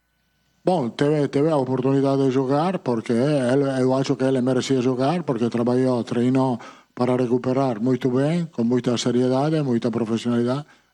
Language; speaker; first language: Portuguese; non-native, fluent; Italian